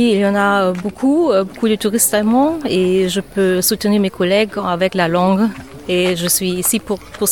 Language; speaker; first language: French; non-native, learner; German